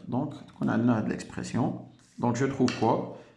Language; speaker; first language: French; non-native, local second language; Arabic